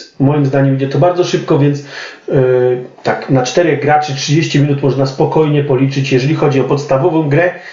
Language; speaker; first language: Polish; native; Polish